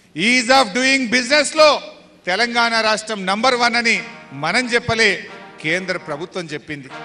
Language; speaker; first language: Telugu; native; Telugu